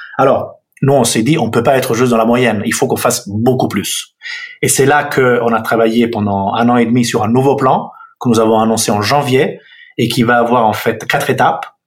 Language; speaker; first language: French; non-native, fluent; Italian